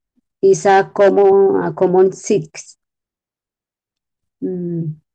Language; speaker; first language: English; non-native, learner; Spanish